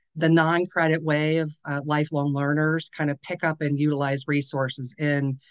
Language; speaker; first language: English; native; English